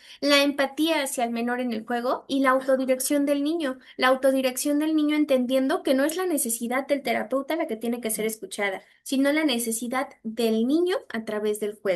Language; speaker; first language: Spanish; native; Spanish